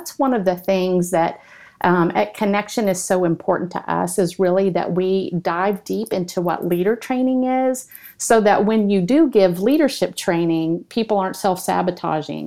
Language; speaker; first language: English; native; English